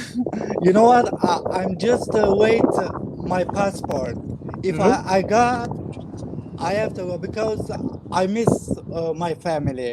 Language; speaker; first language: English; non-native, learner; Kurdish